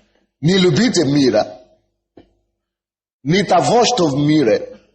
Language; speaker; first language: Russian; non-native, fluent; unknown